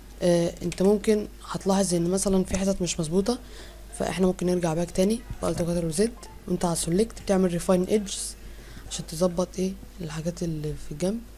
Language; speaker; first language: Arabic; native; Arabic